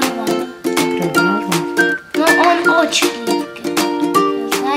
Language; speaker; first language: Russian; early bilingual, heritage; Russian